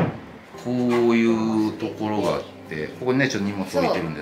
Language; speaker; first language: Japanese; native; Japanese